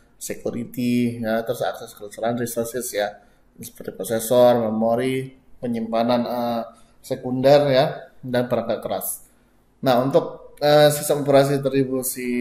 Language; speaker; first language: Indonesian; native; Indonesian